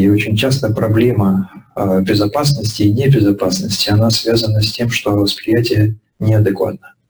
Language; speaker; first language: Russian; native; Russian